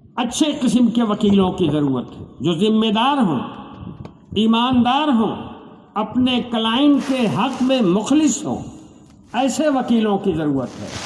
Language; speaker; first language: Urdu; native; Urdu